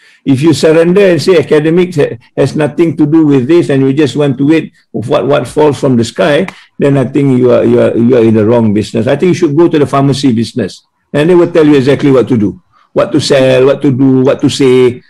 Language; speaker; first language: English; non-native, local second language; Malay